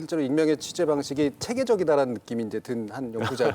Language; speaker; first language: Korean; native; Korean